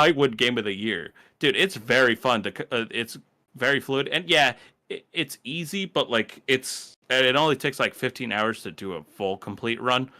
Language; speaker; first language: English; native; English